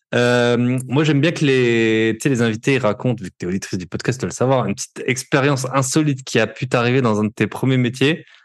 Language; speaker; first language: French; native; French